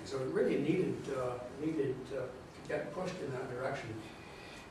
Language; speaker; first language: English; native; English